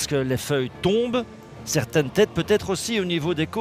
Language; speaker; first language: French; native; French